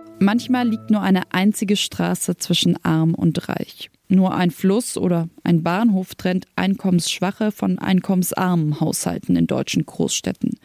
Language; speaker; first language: German; native; German